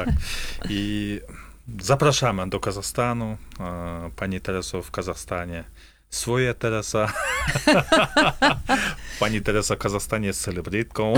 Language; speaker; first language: Polish; non-native, fluent; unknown